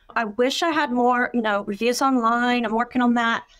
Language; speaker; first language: English; native; English